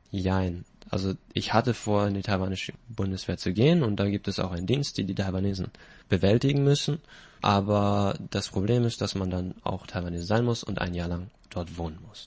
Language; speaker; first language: German; native; German